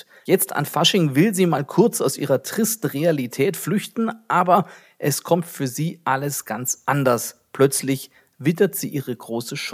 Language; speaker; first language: German; native; German